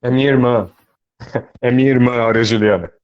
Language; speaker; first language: Portuguese; native; Portuguese